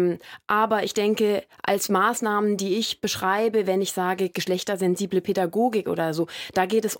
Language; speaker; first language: German; native; German